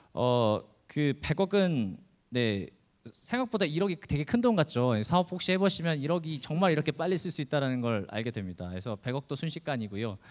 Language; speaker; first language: Korean; native; Korean